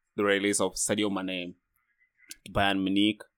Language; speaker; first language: English; non-native, fluent; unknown